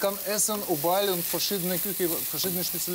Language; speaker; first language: German; non-native, learner; Russian